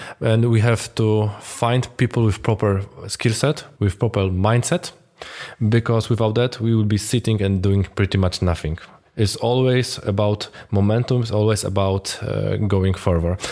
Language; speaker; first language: English; non-native, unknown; Polish